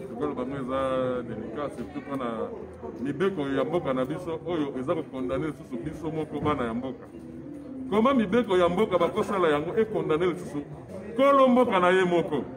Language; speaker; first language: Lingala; native; Lingala